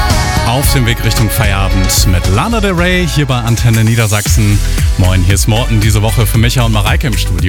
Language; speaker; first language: German; native; German